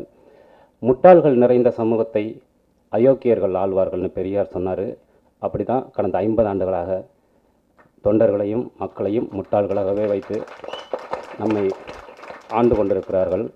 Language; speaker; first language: Tamil; native; Tamil